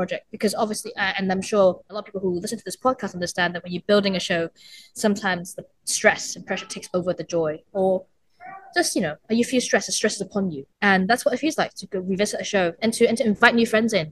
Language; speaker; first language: English; non-native, local second language; Cantonese